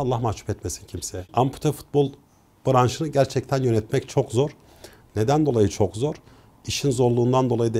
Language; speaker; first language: Turkish; native; Turkish